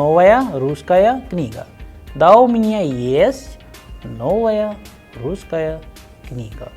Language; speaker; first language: Russian; non-native, fluent; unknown